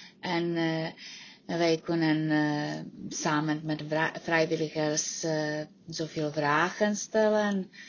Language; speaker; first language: Dutch; non-native, learner; Czech